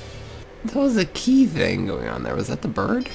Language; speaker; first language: English; native; English